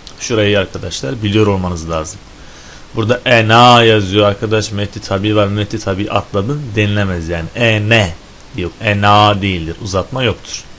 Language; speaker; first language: Turkish; native; Turkish